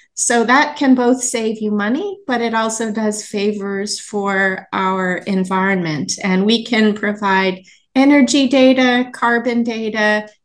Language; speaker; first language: English; native; English